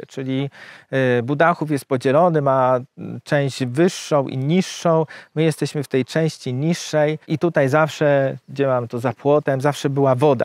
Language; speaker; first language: Polish; native; Polish